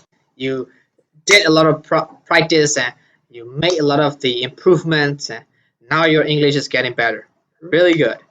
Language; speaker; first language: English; non-native, fluent; Burmese